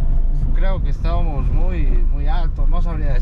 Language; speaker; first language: Spanish; native; Spanish